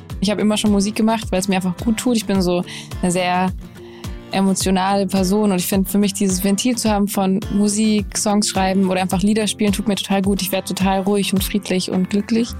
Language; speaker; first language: German; native; German